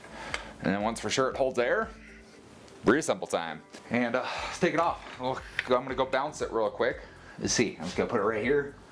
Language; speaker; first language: English; native; English